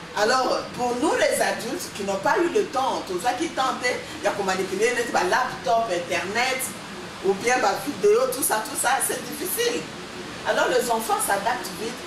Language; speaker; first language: French; non-native, local second language; Lingala